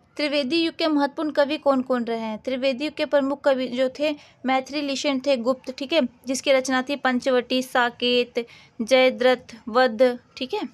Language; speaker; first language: Hindi; native; Hindi